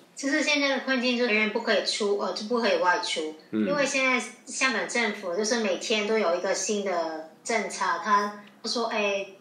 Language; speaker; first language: Chinese; non-native, local second language; Cantonese